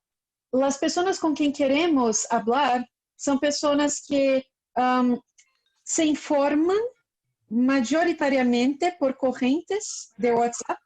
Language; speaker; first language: Spanish; non-native, learner; Portuguese